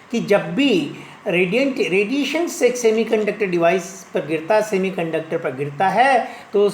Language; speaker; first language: Hindi; native; Hindi